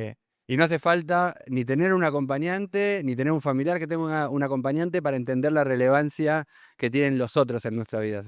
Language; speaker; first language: Spanish; native; Spanish